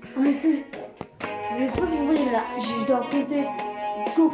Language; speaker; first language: French; native; French